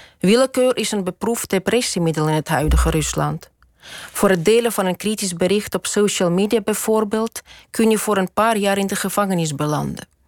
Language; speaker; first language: Dutch; non-native, fluent; Russian